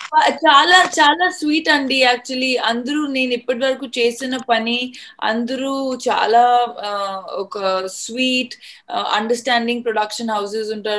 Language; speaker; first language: Telugu; non-native, fluent; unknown